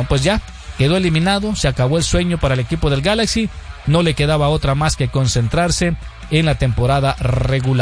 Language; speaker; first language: Spanish; native; Spanish